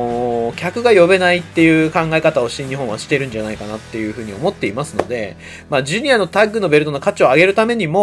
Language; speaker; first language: Japanese; native; Japanese